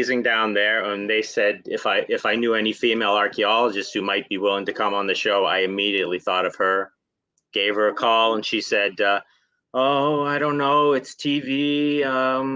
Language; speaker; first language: English; native; English